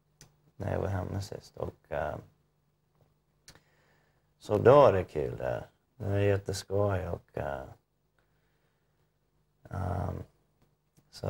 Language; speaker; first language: Swedish; non-native, fluent; English